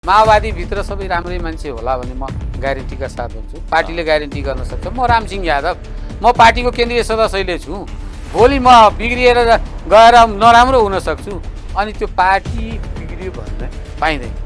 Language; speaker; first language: Nepali; native; Nepali